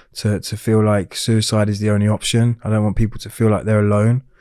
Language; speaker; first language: English; native; English